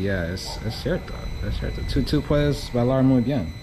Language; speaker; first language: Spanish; non-native, learner; English